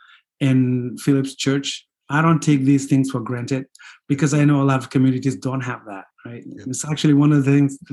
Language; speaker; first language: English; non-native, fluent; Fula